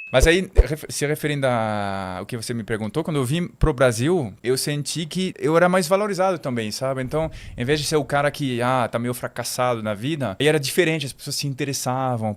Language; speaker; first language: Portuguese; non-native, fluent; French